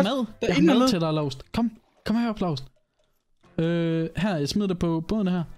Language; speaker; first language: Danish; native; Danish